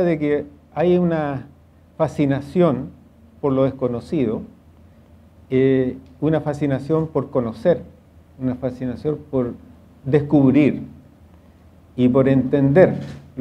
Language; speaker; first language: Spanish; native; Spanish